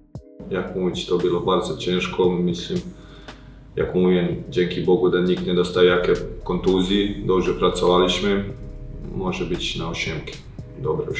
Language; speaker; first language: Polish; non-native, learner; Croatian